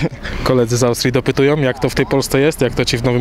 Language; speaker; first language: Polish; native; Polish